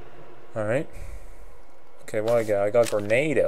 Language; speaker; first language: English; native; English